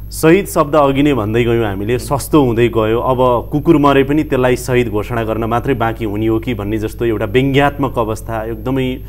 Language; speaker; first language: Nepali; native; Nepali